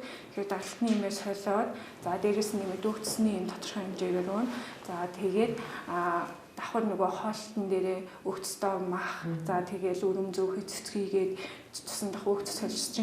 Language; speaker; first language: Mongolian; native; Mongolian